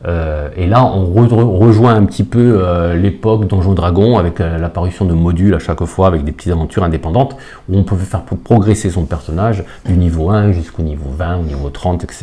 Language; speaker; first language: French; native; French